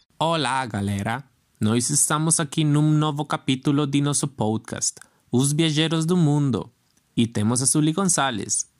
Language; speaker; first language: Portuguese; non-native, learner; Spanish